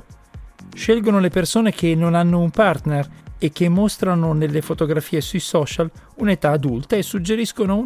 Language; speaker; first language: Italian; native; Italian